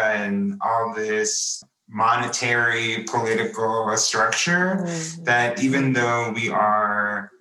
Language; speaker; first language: English; native; English